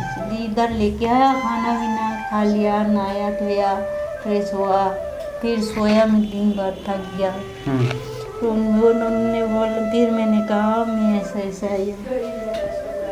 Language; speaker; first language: Hindi; early bilingual, other home language; Nepali